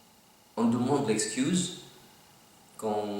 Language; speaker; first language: French; non-native, learner; Filipino